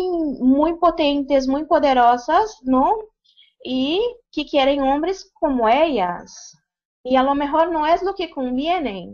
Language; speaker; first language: Spanish; non-native, fluent; Portuguese